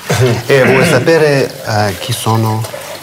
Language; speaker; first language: Italian; non-native, fluent; Russian